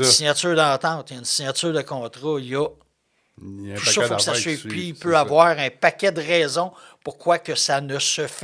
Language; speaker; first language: French; native; French